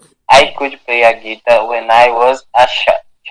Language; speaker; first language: English; non-native, learner; Portuguese